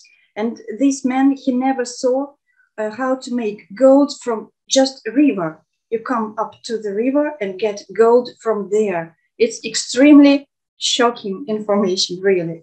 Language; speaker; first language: English; non-native, fluent; Russian